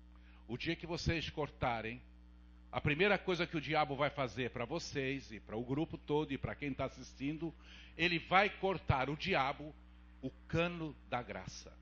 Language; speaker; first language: Portuguese; native; Portuguese